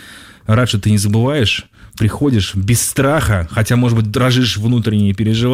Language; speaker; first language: Russian; native; Russian